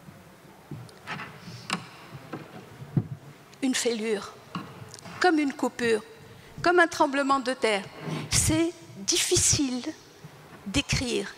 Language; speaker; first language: French; non-native, local second language; Arabic